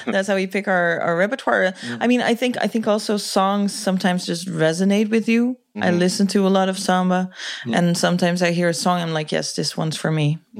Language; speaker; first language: English; non-native, fluent; Dutch